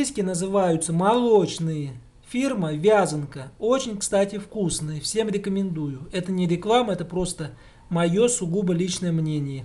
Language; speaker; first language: Russian; native; Russian